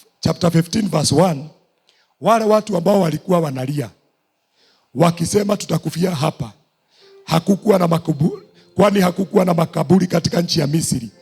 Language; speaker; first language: Swahili; non-native, local second language; Kikuyu